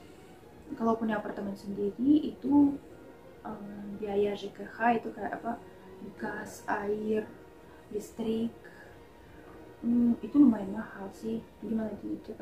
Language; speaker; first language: Indonesian; non-native, fluent; Russian